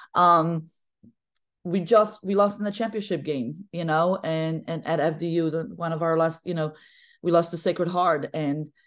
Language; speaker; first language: English; non-native, fluent; Polish